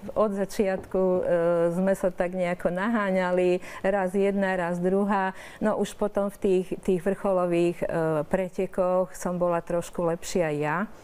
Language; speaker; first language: Slovak; native; Slovak